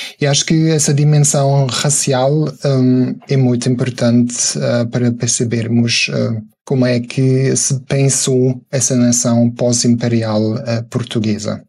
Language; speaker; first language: Portuguese; non-native, fluent; German